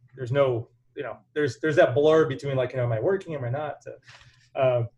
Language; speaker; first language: English; non-native, fluent; Portuguese